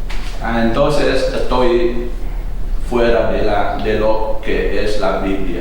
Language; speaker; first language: Spanish; non-native, fluent; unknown